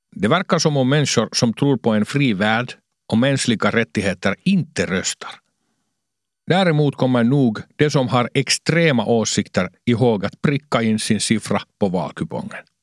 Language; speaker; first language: Swedish; non-native, local second language; Finnish